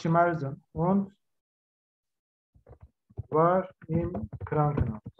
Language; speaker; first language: German; non-native, fluent; Turkish